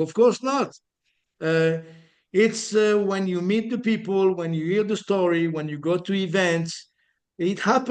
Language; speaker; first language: English; non-native, fluent; French